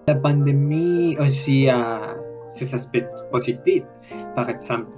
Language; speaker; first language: French; non-native, learner; Spanish